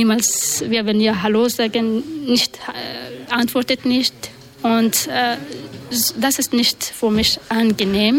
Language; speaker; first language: German; non-native, learner; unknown